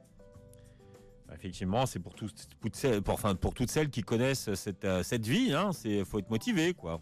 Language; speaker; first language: French; native; French